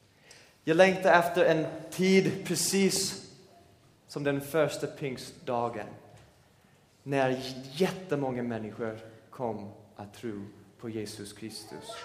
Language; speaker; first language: Swedish; non-native, fluent; English